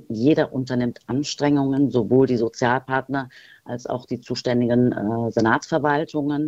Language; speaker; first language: German; early bilingual, other home language; Turkish